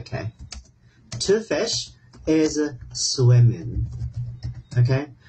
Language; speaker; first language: English; non-native, fluent; Chinese